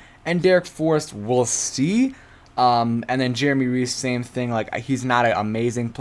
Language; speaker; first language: English; native; English